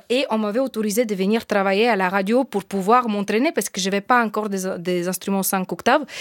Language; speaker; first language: French; non-native, fluent; Bulgarian